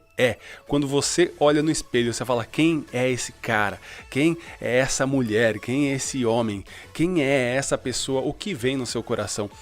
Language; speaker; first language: Portuguese; early bilingual, other home language; Spanish